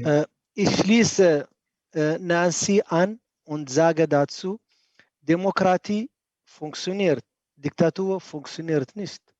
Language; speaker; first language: German; non-native, fluent; Arabic